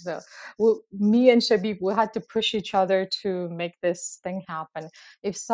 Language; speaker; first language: English; non-native, fluent; Uzbek